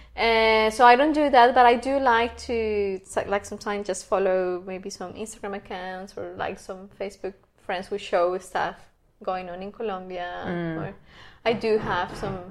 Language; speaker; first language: English; non-native, fluent; Spanish